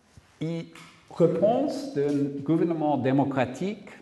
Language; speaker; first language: French; non-native, learner; English